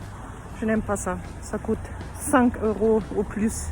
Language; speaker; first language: French; non-native, learner; German